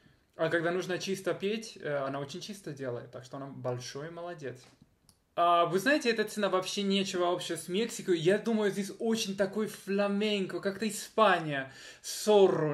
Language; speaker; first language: Russian; non-native, fluent; Spanish